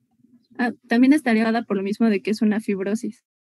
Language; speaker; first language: Spanish; native; Spanish